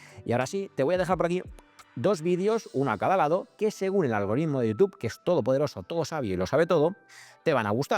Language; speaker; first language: Spanish; native; Spanish